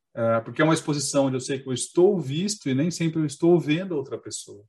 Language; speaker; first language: Portuguese; native; Portuguese